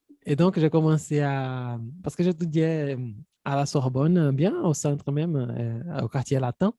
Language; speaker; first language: French; non-native, fluent; Portuguese